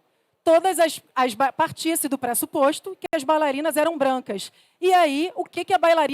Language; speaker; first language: Portuguese; native; Portuguese